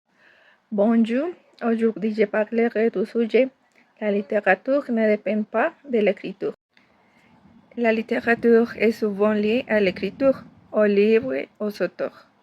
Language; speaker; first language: French; non-native, fluent; Spanish